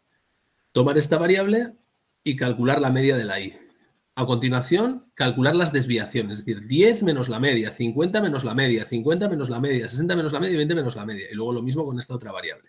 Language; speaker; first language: Spanish; native; Spanish